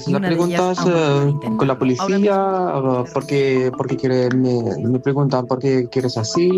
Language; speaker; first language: Spanish; non-native, learner; Arabic